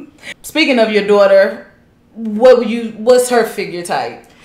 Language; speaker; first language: English; native; English